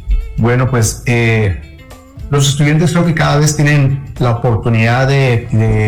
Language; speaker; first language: Spanish; native; Spanish